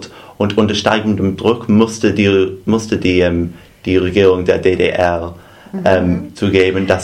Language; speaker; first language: German; non-native, fluent; English